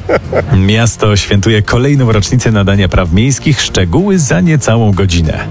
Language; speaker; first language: Polish; native; Polish